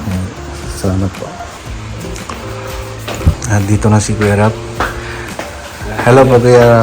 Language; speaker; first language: Filipino; non-native, learner; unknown